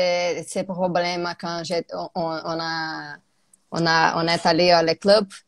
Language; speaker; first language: French; non-native, learner; Portuguese